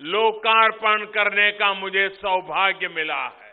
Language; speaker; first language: Hindi; non-native, local second language; Gujarati